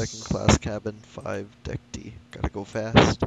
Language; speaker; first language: English; native; English